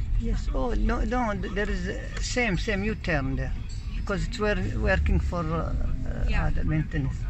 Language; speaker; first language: English; non-native, learner; Arabic